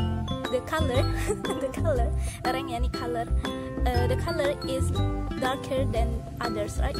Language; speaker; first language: English; non-native, learner; Indonesian